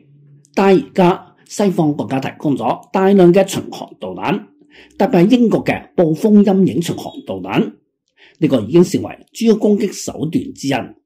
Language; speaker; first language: Chinese; non-native, local second language; Cantonese